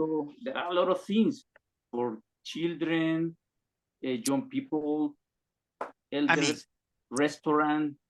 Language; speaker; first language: English; non-native, learner; Spanish